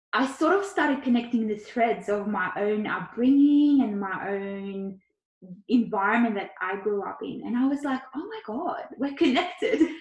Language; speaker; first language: English; early bilingual, other home language; Ukrainian